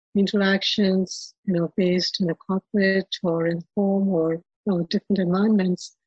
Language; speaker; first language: English; non-native, local second language; Telugu